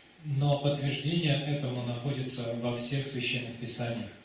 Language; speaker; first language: Russian; native; Russian